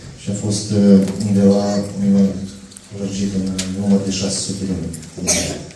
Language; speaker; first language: Romanian; non-native, learner; Russian